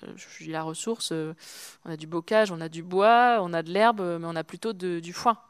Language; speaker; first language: French; native; French